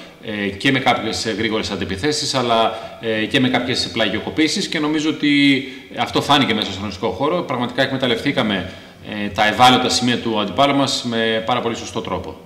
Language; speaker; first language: Greek; native; Greek